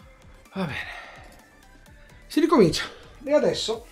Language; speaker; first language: Italian; native; Italian